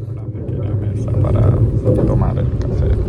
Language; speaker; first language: Spanish; non-native, fluent; Romanian